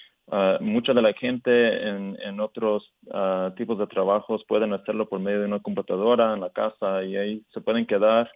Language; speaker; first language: Spanish; early bilingual, heritage; Spanish